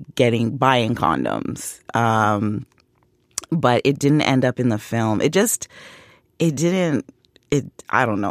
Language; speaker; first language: English; native; English